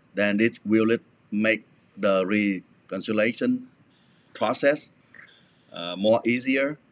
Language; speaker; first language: English; non-native, fluent; Vietnamese